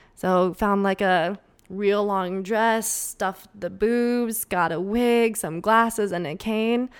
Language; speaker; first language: English; native; English